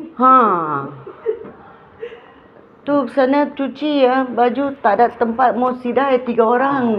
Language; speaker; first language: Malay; non-native, local second language; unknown